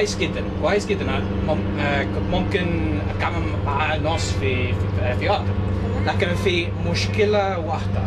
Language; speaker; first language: Arabic; non-native, learner; English